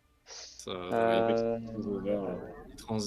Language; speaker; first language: French; native; French